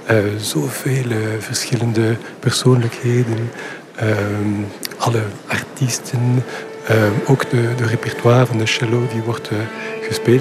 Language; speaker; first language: Dutch; non-native, local second language; French